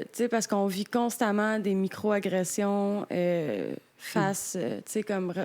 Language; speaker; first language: French; native; French